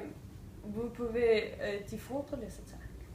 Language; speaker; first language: French; non-native, learner; Danish